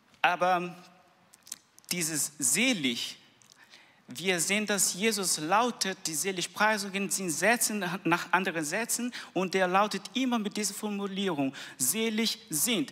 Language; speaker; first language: German; non-native, learner; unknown